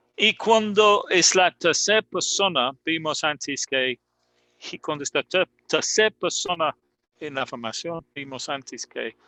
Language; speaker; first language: Spanish; non-native, fluent; English